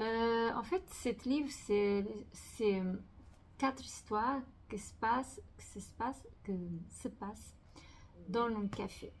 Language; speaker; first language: French; non-native, fluent; Portuguese